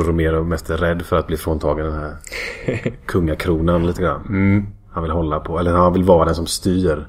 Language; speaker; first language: Swedish; native; Swedish